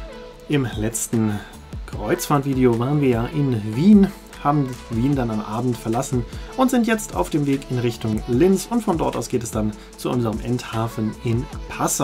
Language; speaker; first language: German; native; German